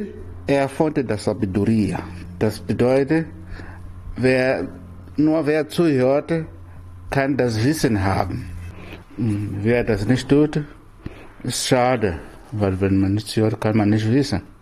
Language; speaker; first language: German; non-native, learner; Portuguese